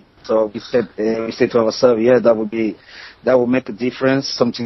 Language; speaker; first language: English; non-native, local second language; French